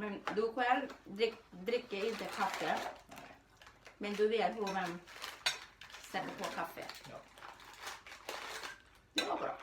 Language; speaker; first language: Swedish; non-native, learner; Thai